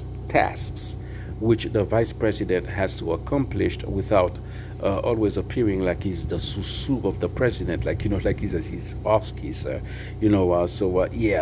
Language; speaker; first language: English; non-native, local second language; Haitian Creole